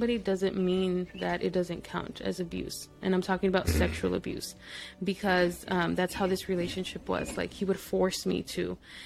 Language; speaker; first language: English; early bilingual, other home language; Spanish